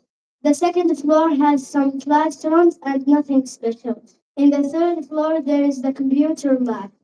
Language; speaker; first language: English; non-native, learner; Arabic